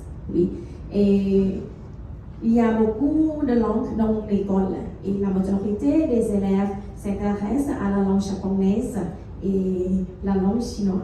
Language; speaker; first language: French; non-native, fluent; Thai